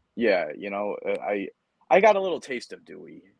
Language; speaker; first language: English; native; English